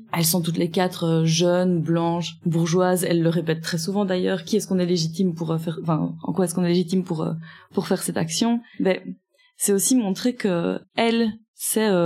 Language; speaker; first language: French; native; French